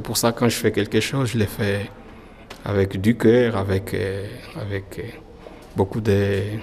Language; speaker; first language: French; non-native, fluent; Portuguese